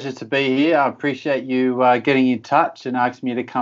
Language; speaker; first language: English; native; English